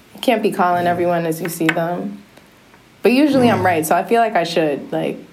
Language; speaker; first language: English; native; English